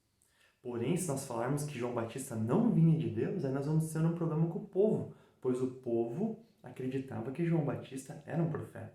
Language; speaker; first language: Portuguese; native; Portuguese